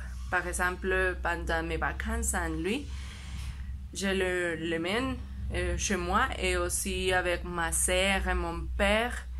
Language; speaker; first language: French; non-native, learner; Spanish